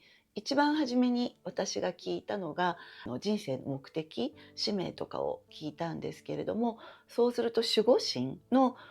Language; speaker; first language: Japanese; native; Japanese